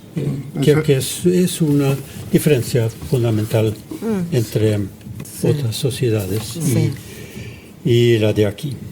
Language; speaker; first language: Spanish; non-native, fluent; Norwegian